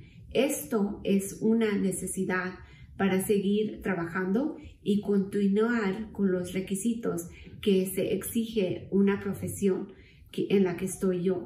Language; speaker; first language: Spanish; early bilingual, heritage; Spanish